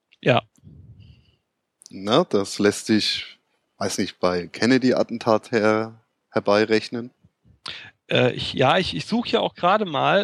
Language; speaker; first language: German; native; German